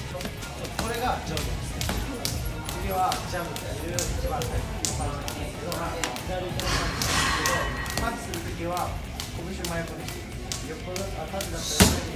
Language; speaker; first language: Japanese; native; Japanese